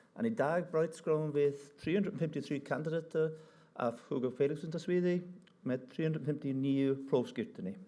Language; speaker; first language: Icelandic; non-native, fluent; English